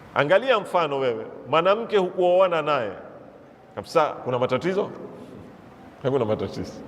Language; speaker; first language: Swahili; native; Swahili